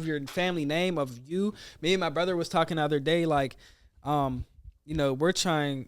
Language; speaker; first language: English; native; English